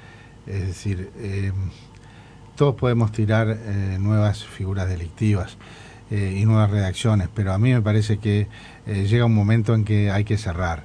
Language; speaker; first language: Spanish; native; Spanish